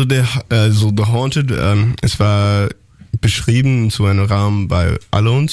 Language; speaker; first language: German; non-native, learner; English